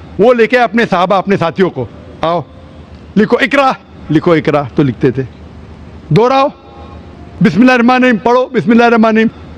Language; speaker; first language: Urdu; non-native, local second language; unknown